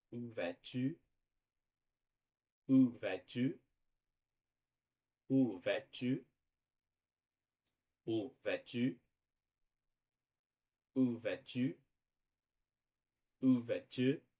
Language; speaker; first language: French; non-native, learner; Portuguese